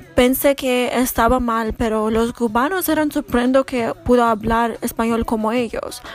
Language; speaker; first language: Spanish; non-native, learner; English